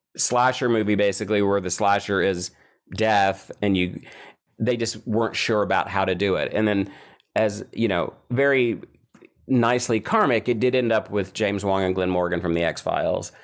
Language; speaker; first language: English; native; English